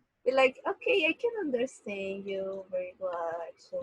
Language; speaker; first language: English; non-native, learner; Spanish